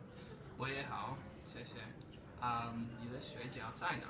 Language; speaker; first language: Chinese; non-native, learner; English